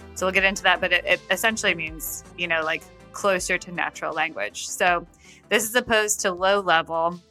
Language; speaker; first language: English; native; English